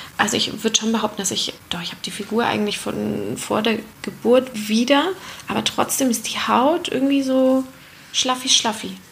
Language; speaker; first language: German; native; German